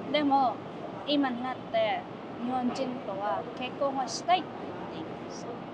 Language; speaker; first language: Japanese; non-native, fluent; Filipino